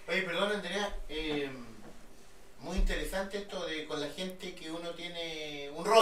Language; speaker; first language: Spanish; native; Spanish